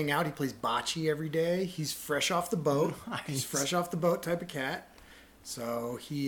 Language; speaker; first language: English; native; English